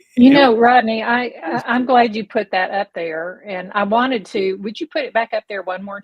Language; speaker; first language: English; native; English